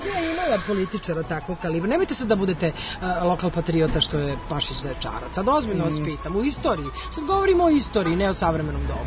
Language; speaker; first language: Serbian; native; Serbian